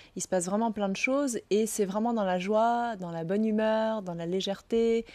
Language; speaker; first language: French; native; French